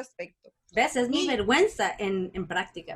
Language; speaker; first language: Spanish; early bilingual, heritage; Spanish